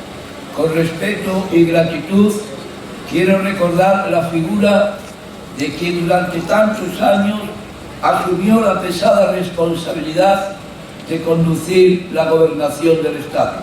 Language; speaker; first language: Spanish; native; Spanish